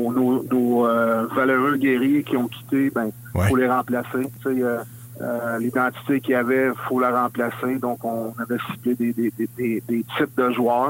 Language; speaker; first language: French; native; French